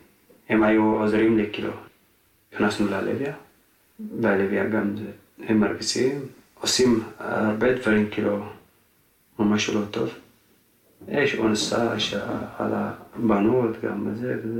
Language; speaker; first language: Hebrew; non-native, fluent; Tigrinya